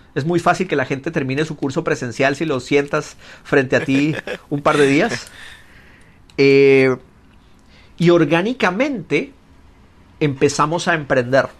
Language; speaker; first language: Spanish; native; Spanish